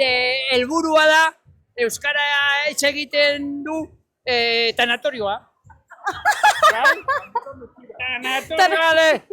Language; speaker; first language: Basque; non-native, learner; Spanish